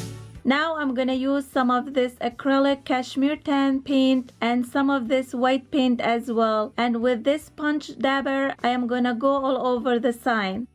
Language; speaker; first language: English; non-native, fluent; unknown